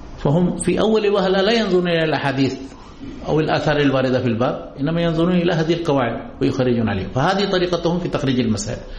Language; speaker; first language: Arabic; non-native, fluent; Urdu